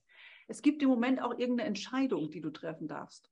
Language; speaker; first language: German; native; German